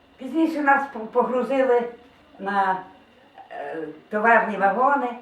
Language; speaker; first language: Ukrainian; native; Ukrainian